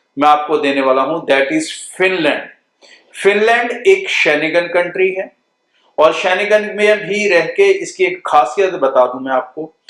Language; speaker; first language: Hindi; non-native, local second language; Punjabi